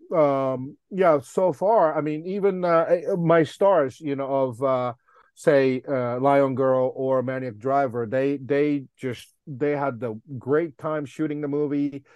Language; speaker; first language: English; non-native, fluent; Japanese